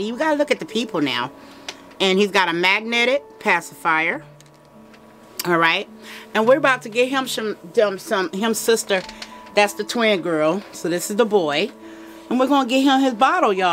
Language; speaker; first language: English; native; English